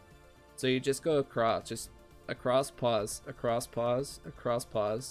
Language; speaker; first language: English; native; English